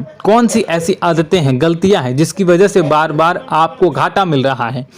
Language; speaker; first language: Hindi; native; Hindi